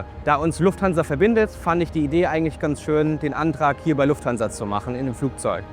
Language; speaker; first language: German; native; German